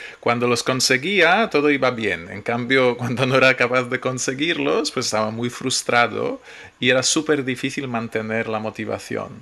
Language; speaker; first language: Spanish; non-native, fluent; Polish